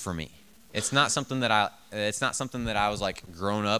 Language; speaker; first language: English; native; English